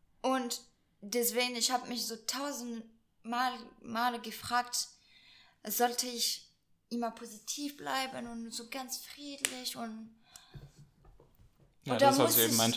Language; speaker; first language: German; non-native, fluent; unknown